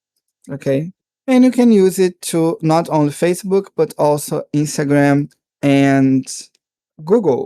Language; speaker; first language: English; non-native, fluent; Portuguese